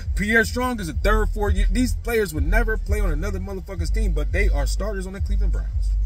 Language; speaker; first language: English; native; English